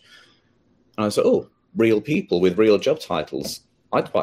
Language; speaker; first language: English; native; English